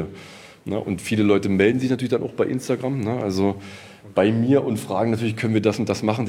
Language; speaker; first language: German; native; German